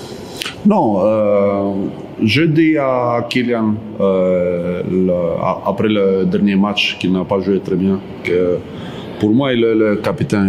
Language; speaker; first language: French; non-native, learner; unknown